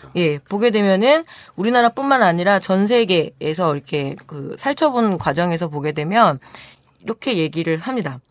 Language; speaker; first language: Korean; native; Korean